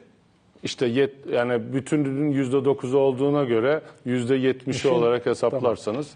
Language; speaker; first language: Turkish; native; Turkish